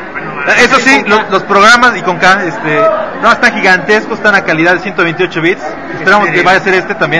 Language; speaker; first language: Spanish; native; Spanish